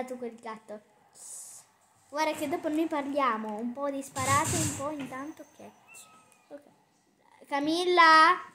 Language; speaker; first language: Italian; native; Italian